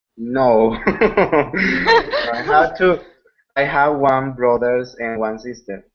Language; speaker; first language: English; non-native, learner; Spanish